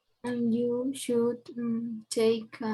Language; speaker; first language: English; non-native, learner; Spanish